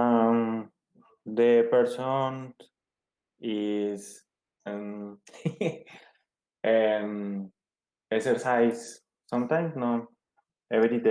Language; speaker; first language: English; non-native, learner; Spanish